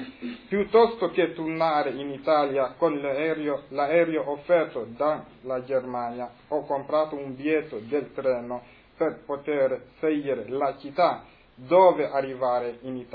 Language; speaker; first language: Italian; non-native, fluent; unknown